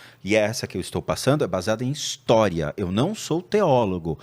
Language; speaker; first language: Portuguese; native; Portuguese